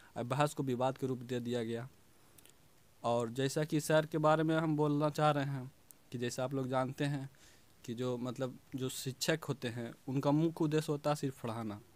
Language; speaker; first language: Hindi; native; Hindi